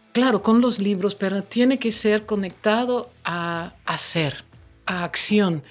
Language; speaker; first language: Spanish; non-native, fluent; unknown